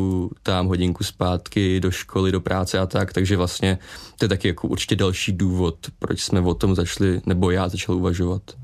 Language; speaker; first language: Czech; native; Czech